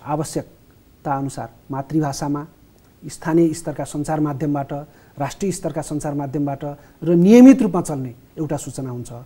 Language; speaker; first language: Nepali; native; Nepali